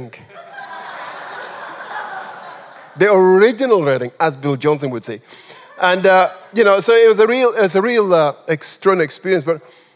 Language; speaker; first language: English; non-native, local second language; Yoruba